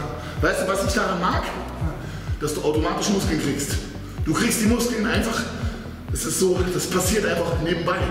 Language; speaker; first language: German; native; German